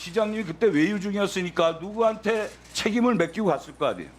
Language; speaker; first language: Korean; native; Korean